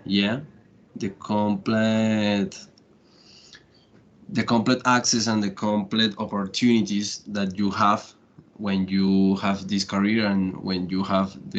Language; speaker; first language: English; non-native, learner; Spanish